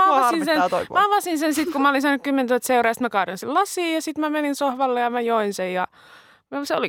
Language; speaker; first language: Finnish; native; Finnish